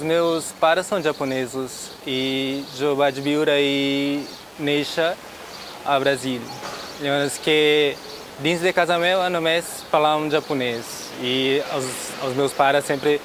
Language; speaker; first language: Catalan; non-native, fluent; Japanese